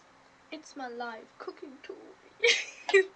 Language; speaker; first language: English; non-native, learner; German